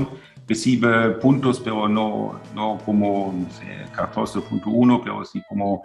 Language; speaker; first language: Spanish; non-native, fluent; German